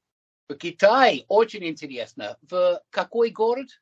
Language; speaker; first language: Russian; non-native, learner; English